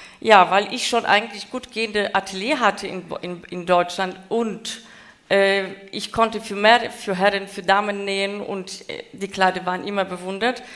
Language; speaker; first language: German; non-native, fluent; Polish